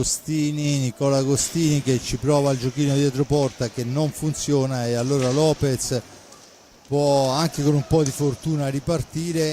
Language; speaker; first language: Italian; native; Italian